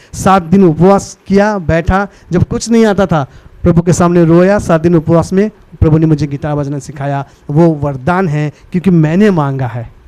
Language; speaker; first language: Hindi; non-native, local second language; Marathi